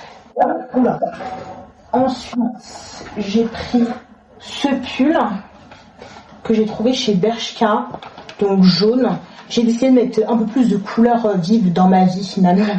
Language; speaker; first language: French; native; French